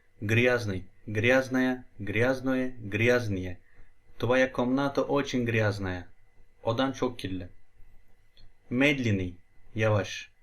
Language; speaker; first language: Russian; non-native, fluent; Turkish